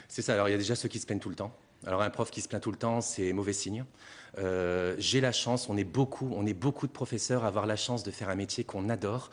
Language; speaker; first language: French; native; French